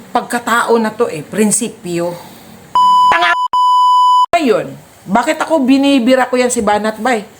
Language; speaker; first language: Filipino; non-native, local second language; Cebuano